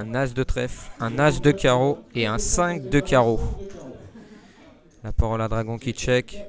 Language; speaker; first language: French; native; French